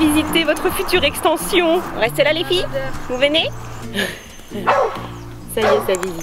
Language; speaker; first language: French; native; French